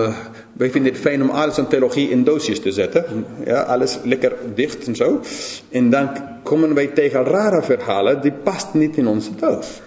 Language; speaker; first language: Dutch; non-native, fluent; English